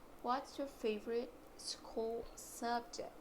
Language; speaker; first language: English; non-native, fluent; Portuguese